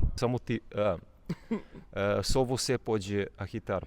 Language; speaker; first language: Portuguese; non-native, fluent; Serbian